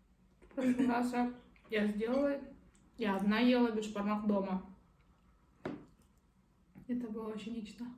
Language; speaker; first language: Russian; non-native, local second language; Kazakh